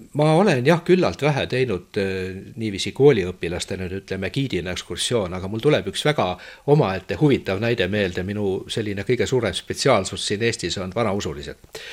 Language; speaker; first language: Estonian; native; Estonian